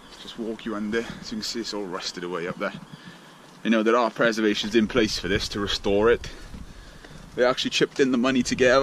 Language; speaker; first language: English; native; English